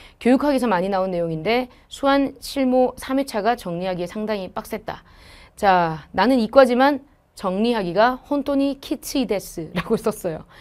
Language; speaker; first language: Korean; native; Korean